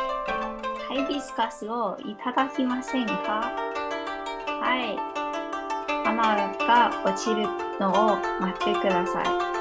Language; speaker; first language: Japanese; non-native, learner; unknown